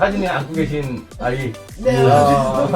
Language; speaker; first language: Korean; native; Korean